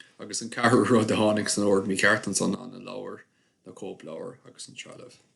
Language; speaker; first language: Irish; native; Irish